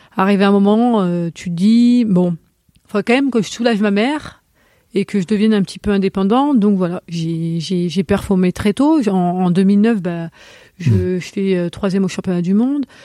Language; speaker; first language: French; native; French